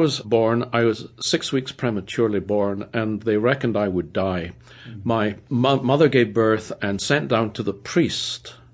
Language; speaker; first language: English; native; English